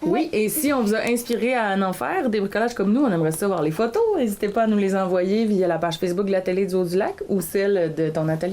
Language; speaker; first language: French; native; French